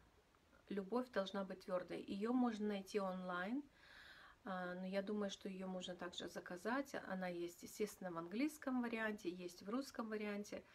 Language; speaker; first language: Russian; native; Russian